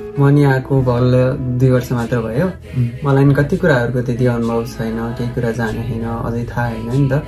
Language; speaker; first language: Nepali; native; Nepali